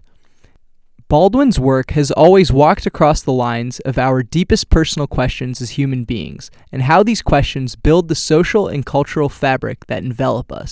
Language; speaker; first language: English; native; English